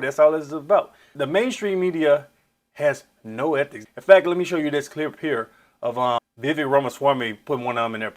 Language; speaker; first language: English; native; English